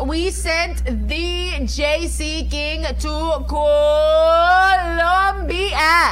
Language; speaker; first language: English; early bilingual, other home language; Spanish